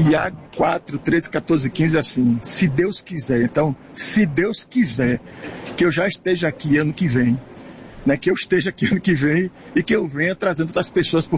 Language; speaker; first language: Portuguese; native; Portuguese